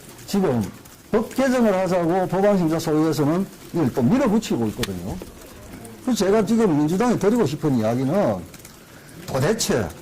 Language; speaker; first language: Korean; native; Korean